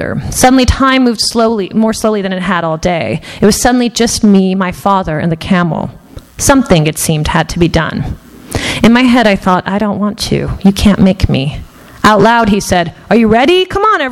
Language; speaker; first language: English; early bilingual, other home language; Persian